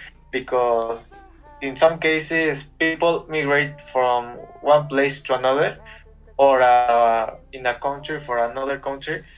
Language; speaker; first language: English; non-native, learner; Spanish